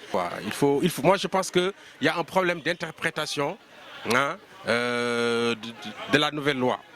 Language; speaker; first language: French; non-native, local second language; Wolof